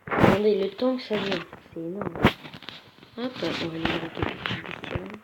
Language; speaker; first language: French; native; French